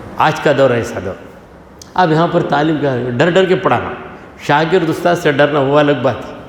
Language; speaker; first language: Urdu; native; Urdu